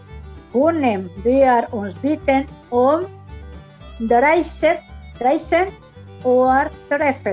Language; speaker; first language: German; non-native, learner; Spanish